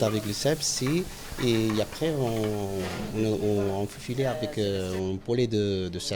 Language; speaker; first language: French; non-native, learner; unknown